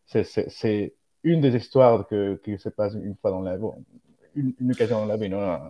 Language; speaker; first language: French; non-native, fluent; Spanish